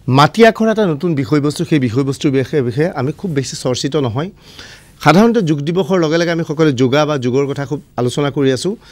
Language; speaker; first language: Assamese; native; Assamese